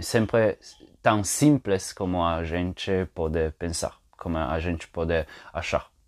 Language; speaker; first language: Portuguese; non-native, fluent; Italian